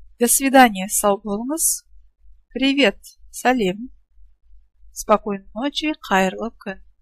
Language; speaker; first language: Russian; non-native, local second language; Kazakh